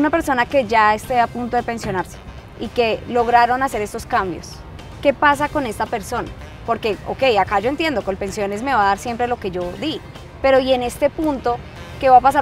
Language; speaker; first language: Spanish; native; Spanish